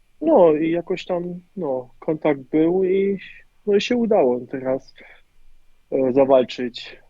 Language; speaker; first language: Polish; early bilingual, heritage; German